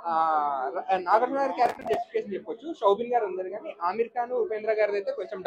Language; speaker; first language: Telugu; native; Telugu